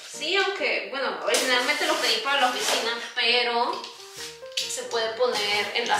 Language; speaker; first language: Spanish; native; Spanish